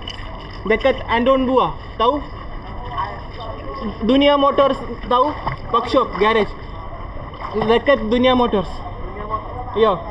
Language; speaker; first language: Indonesian; non-native, learner; Malayalam